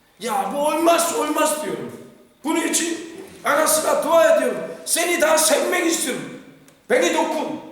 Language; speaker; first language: Turkish; non-native, fluent; Korean